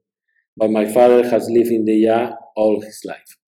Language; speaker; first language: English; non-native, learner; Spanish